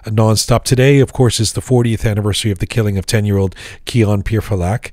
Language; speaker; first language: English; native; English